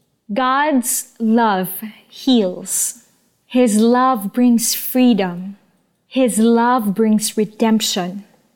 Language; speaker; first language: English; non-native, local second language; Filipino